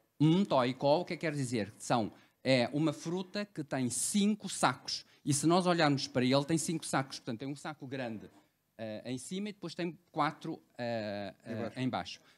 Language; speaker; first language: Portuguese; early bilingual, other home language; Cantonese